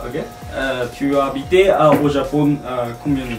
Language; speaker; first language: French; non-native, learner; Japanese